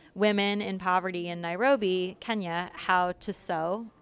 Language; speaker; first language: English; native; English